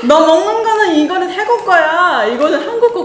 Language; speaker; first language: Korean; non-native, fluent; Thai